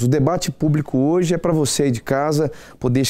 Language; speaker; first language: Portuguese; native; Portuguese